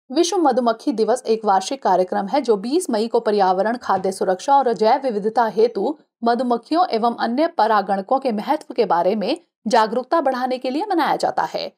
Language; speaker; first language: Hindi; native; Hindi